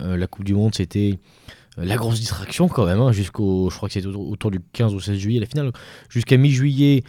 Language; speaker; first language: French; native; French